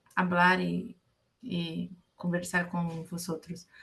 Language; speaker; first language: Spanish; non-native, learner; Portuguese